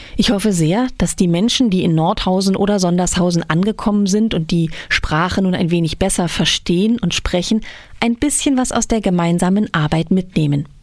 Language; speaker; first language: German; native; German